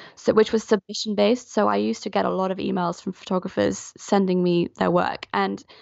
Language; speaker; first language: English; non-native, fluent; French